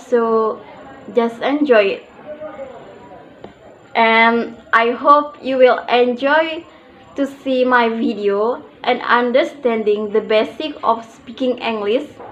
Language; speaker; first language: English; non-native, learner; Indonesian